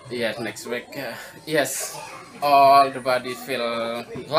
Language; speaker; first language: English; non-native, learner; Indonesian